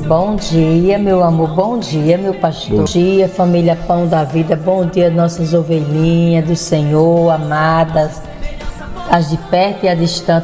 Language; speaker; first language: Portuguese; native; Portuguese